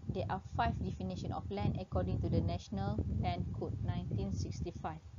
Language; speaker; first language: English; non-native, local second language; Malay